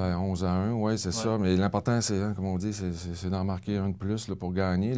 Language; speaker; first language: French; native; French